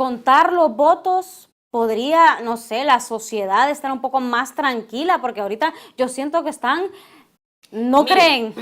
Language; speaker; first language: Spanish; native; Spanish